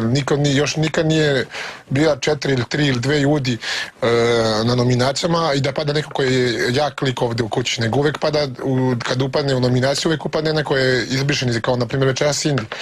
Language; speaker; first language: Bosnian; early bilingual, heritage; Serbian